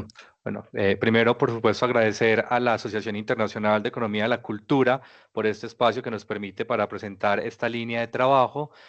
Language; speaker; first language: Spanish; native; Spanish